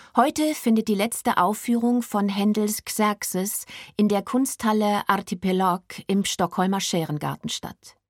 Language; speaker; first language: German; native; German